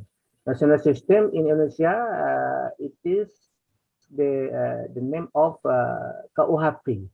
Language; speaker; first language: English; non-native, learner; Indonesian